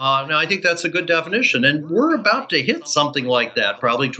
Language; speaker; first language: English; native; English